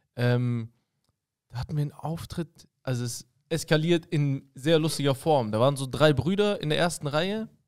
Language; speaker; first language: German; early bilingual, other home language; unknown